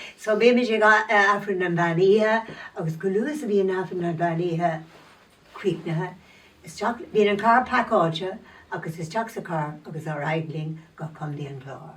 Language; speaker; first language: Irish; non-native, local second language; English